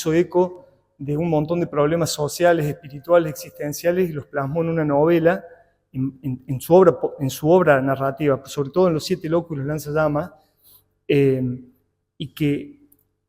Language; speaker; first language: Spanish; native; Spanish